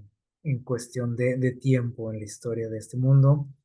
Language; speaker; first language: Spanish; native; Spanish